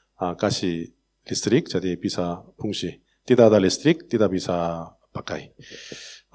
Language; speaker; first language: Indonesian; non-native, learner; Korean